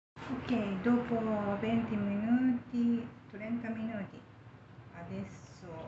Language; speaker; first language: Italian; non-native, learner; Japanese